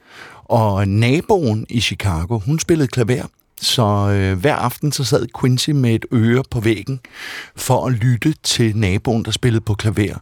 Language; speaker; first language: Danish; native; Danish